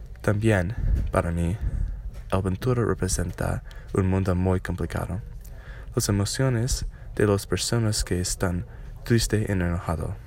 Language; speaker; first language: Spanish; non-native, learner; English